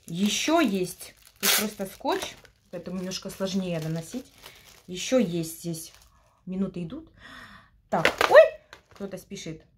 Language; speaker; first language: Russian; non-native, local second language; Ukrainian